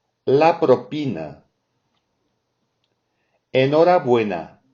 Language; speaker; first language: Spanish; non-native, fluent; French